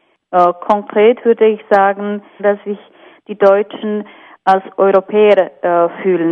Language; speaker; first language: German; non-native, fluent; Slovak